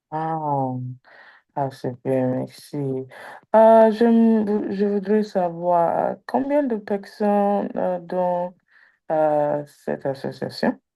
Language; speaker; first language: French; non-native, learner; Igbo